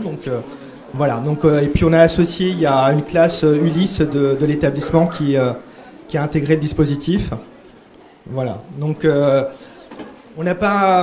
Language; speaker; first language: French; native; French